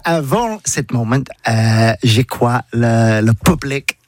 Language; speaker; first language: French; non-native, learner; English